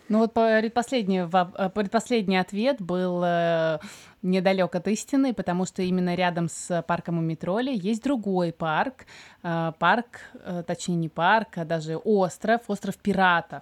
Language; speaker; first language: Russian; native; Russian